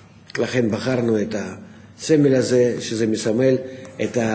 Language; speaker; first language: Hebrew; non-native, fluent; Russian